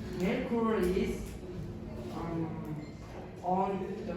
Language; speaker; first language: English; non-native, learner; Mongolian